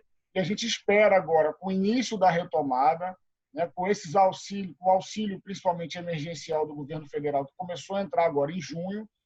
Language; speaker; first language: Portuguese; native; Portuguese